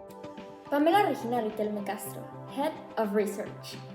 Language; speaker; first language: English; non-native, learner; Spanish